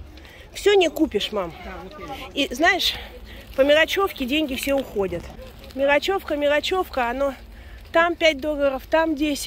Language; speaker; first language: Russian; native; Russian